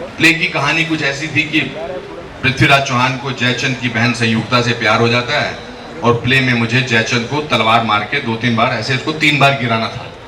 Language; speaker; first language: Hindi; native; Hindi